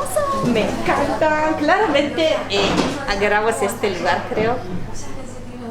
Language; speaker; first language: Spanish; non-native, fluent; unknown